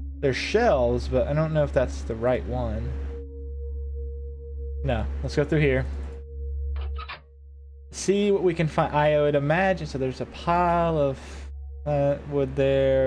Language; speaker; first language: English; native; English